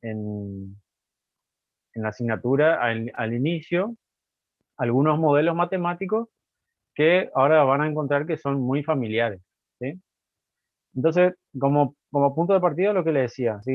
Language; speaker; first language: Spanish; native; Spanish